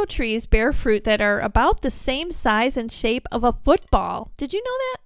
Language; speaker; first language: English; native; English